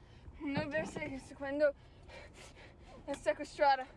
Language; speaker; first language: Spanish; non-native, learner; English